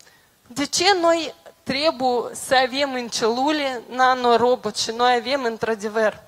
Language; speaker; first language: Romanian; non-native, local second language; Russian